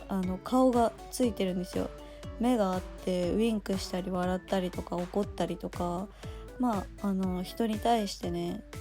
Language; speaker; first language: Japanese; native; Japanese